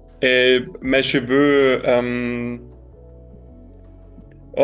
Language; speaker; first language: French; non-native, learner; German